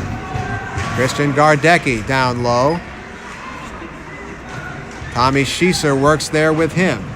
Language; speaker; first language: English; native; English